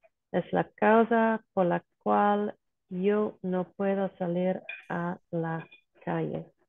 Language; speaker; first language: Spanish; non-native, learner; English